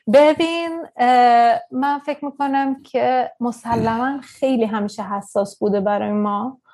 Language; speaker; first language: Persian; early bilingual, heritage; Persian